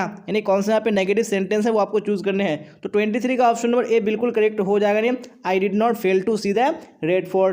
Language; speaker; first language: Hindi; native; Hindi